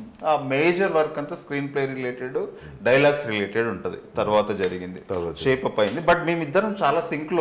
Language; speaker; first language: Telugu; native; Telugu